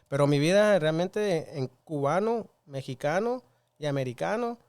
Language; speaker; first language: Spanish; early bilingual, other home language; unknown